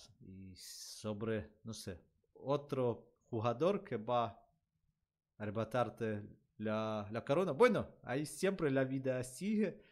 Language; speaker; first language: Spanish; non-native, learner; Russian